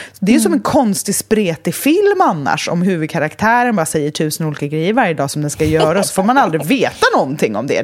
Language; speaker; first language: Swedish; native; Swedish